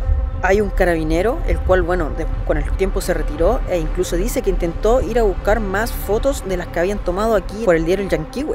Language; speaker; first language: Spanish; native; Spanish